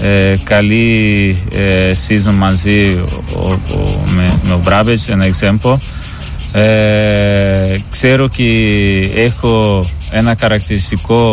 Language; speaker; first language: Greek; non-native, learner; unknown